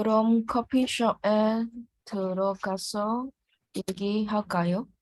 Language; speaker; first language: Korean; non-native, learner; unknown